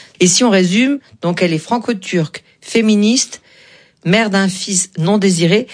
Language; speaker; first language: French; native; French